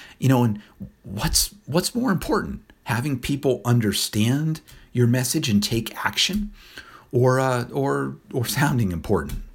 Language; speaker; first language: English; native; English